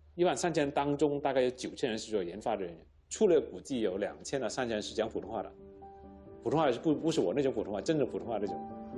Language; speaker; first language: Chinese; native; Chinese